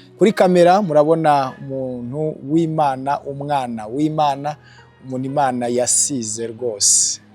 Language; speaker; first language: Kinyarwanda; native; Kinyarwanda